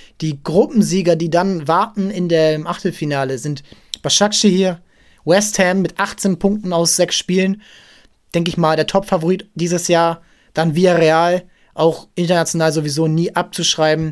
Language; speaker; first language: German; native; German